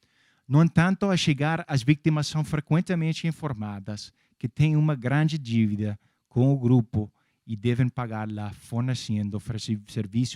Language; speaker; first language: Portuguese; non-native, fluent; English